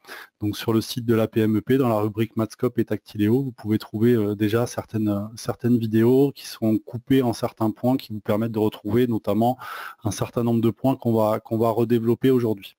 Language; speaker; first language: French; native; French